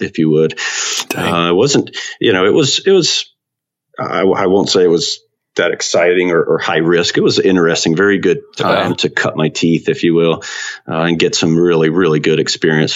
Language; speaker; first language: English; native; English